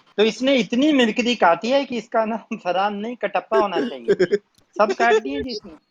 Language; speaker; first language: Hindi; native; Hindi